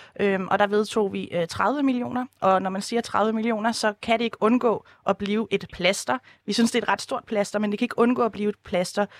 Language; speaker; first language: Danish; native; Danish